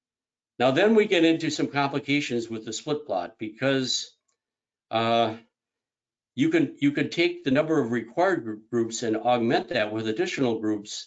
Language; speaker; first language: English; native; English